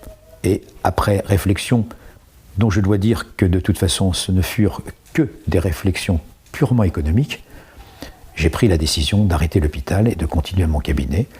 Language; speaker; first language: French; native; French